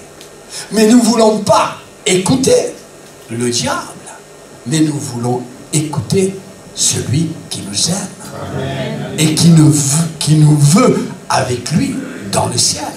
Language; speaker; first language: French; native; French